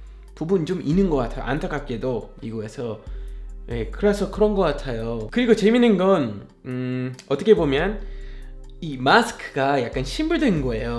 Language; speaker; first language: Korean; non-native, fluent; English